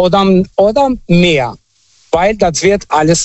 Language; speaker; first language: German; non-native, fluent; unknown